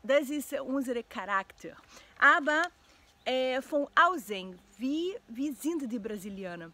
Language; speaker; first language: German; non-native, learner; Portuguese